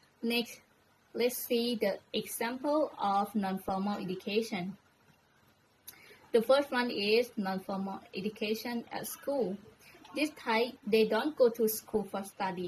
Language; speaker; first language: English; non-native, learner; Thai